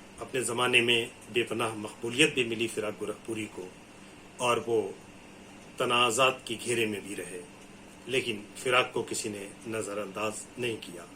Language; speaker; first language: Urdu; native; Urdu